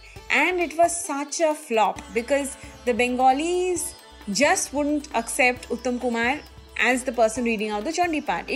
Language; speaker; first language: English; non-native, local second language; Bangla